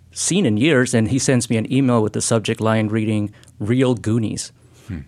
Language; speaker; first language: English; non-native, fluent; Spanish